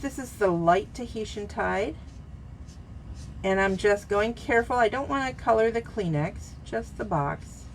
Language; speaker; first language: English; native; English